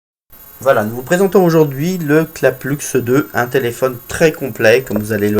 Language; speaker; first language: French; native; French